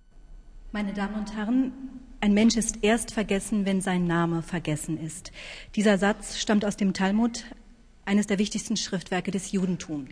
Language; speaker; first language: German; native; German